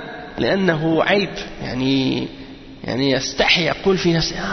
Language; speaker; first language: Arabic; non-native, fluent; French